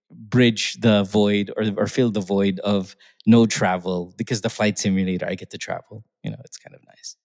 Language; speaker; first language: English; non-native, local second language; Filipino